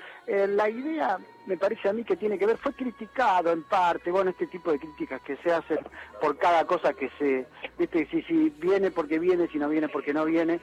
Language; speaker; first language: Spanish; native; Spanish